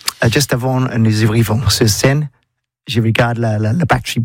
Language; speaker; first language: French; non-native, learner; English